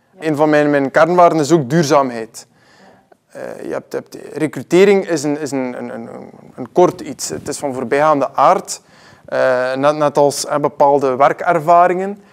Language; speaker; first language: Dutch; native; Dutch